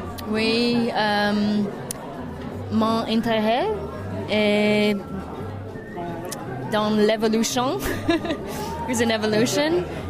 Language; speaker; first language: French; non-native, learner; English